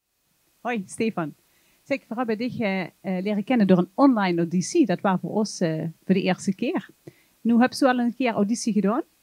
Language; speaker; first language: Dutch; native; Dutch